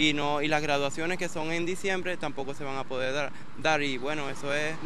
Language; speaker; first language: Spanish; native; Spanish